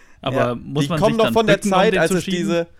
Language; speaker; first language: German; native; German